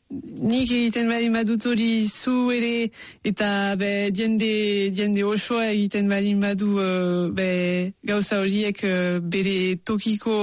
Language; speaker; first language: Basque; non-native, local second language; French